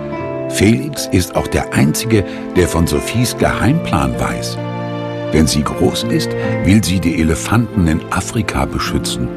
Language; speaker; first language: German; native; German